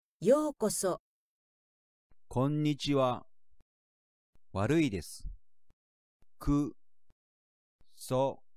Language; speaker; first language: Japanese; non-native, learner; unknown